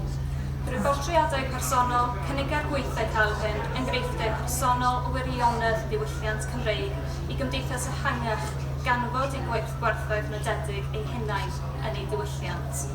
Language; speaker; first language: Welsh; native; Welsh